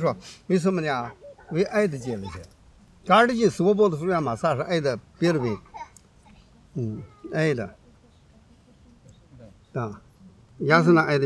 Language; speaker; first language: Russian; non-native, learner; Chinese